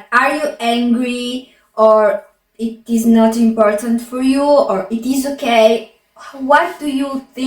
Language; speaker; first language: English; non-native, fluent; Arabic